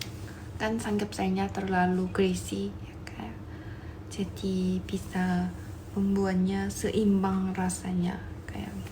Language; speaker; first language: Indonesian; non-native, fluent; Korean